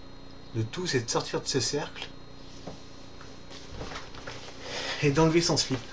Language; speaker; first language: French; native; French